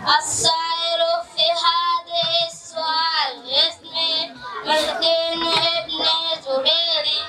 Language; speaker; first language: Arabic; non-native, learner; Swahili